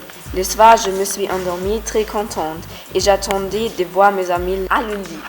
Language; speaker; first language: French; non-native, learner; German